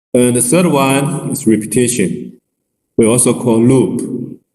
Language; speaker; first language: English; non-native, learner; Chinese